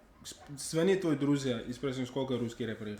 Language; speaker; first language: Russian; non-native, learner; English